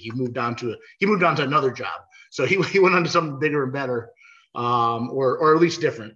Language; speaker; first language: English; native; English